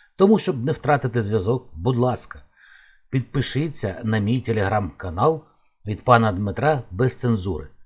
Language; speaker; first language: Ukrainian; native; Ukrainian